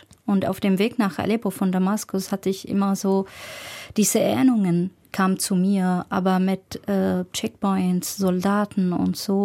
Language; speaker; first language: German; non-native, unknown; Arabic